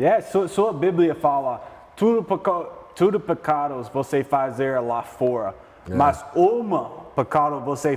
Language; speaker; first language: Portuguese; non-native, learner; English